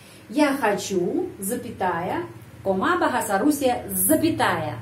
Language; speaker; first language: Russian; early bilingual, heritage; Russian